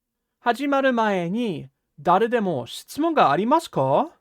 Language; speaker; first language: Japanese; non-native, fluent; English